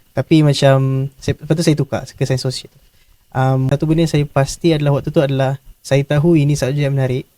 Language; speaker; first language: Malay; native; Malay